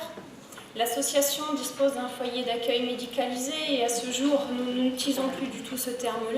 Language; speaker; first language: French; native; French